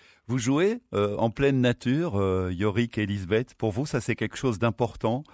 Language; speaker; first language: French; native; French